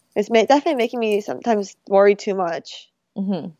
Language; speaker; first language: English; early bilingual, other home language; Korean